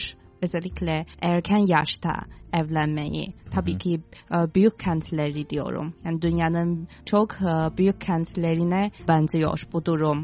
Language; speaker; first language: Turkish; non-native, fluent; Chinese